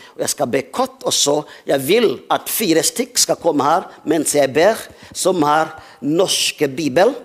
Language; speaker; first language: Norwegian; non-native, fluent; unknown